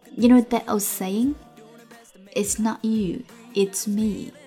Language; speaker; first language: English; non-native, fluent; Chinese